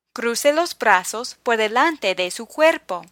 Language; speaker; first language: Spanish; non-native, fluent; English